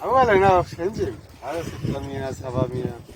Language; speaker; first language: Arabic; non-native, learner; Bangla